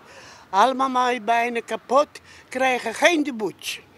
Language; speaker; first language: Dutch; non-native, learner; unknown